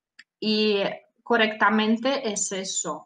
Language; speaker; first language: Spanish; non-native, fluent; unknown